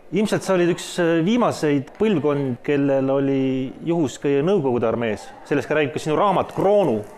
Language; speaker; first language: Estonian; native; Estonian